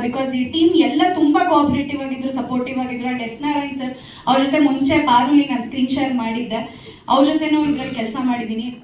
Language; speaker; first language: Kannada; native; Kannada